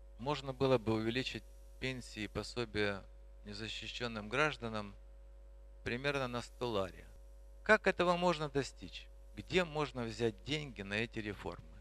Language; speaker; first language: Russian; non-native, local second language; Georgian